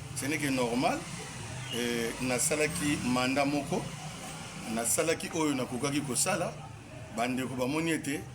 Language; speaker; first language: Lingala; non-native, local second language; Kongo